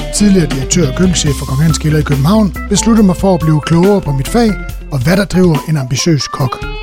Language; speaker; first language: Danish; native; Danish